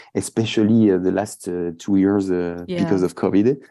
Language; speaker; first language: English; non-native, fluent; French